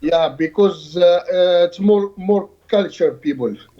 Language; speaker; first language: English; non-native, learner; Arabic